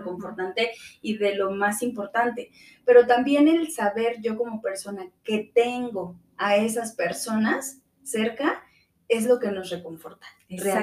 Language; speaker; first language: Spanish; native; Spanish